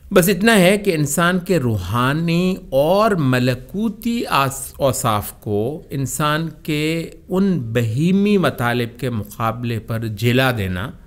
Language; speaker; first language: Urdu; native; Urdu